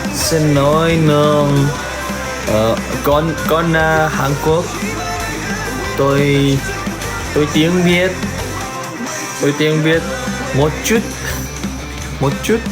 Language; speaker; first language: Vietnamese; non-native, learner; Korean